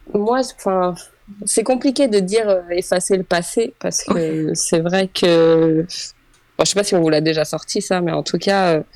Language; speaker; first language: French; native; French